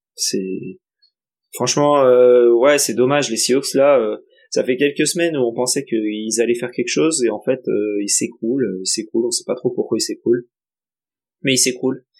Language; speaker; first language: French; native; French